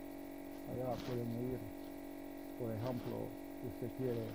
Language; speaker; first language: Spanish; non-native, learner; Slovenian